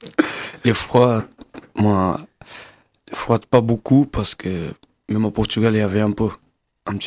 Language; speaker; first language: French; non-native, learner; Kabuverdianu